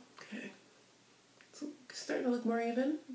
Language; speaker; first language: English; native; English